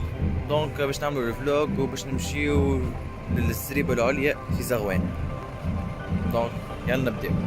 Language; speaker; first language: Arabic; native; Arabic